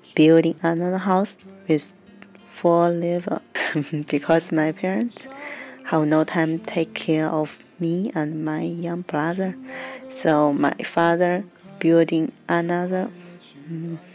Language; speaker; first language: English; non-native, learner; Chinese